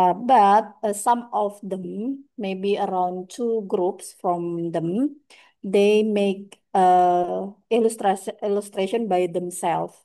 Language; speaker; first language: English; non-native, learner; Indonesian